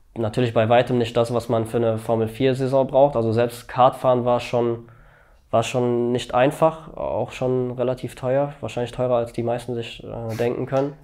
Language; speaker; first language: German; early bilingual, other home language; Albanian